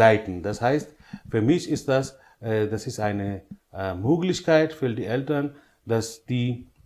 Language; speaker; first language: German; non-native, learner; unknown